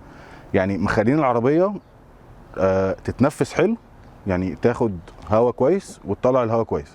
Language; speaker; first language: Arabic; native; Arabic